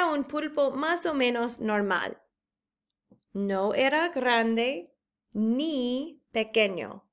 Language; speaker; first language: Spanish; non-native, fluent; English